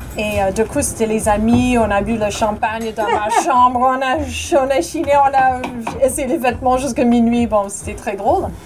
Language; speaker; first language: French; non-native, fluent; English